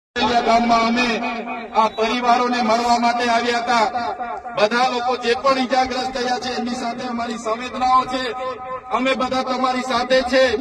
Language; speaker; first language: Gujarati; non-native, local second language; Vasavi